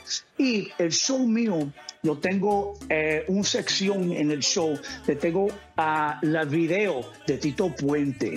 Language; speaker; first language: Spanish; early bilingual, heritage; English